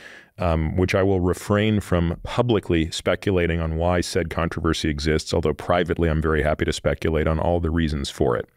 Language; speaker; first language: English; native; English